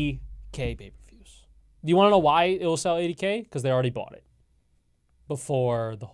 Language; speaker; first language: English; native; English